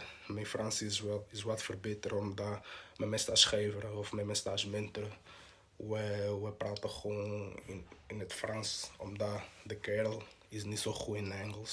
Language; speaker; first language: Dutch; non-native, local second language; Portuguese